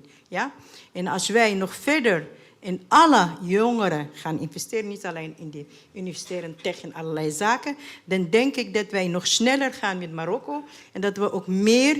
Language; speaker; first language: Dutch; non-native, fluent; Arabic